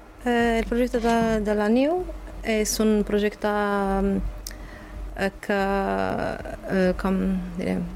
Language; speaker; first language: Catalan; non-native, fluent; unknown